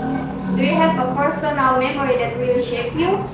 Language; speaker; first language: English; non-native, learner; Indonesian